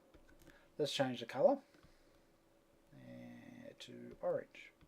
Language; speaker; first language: English; native; English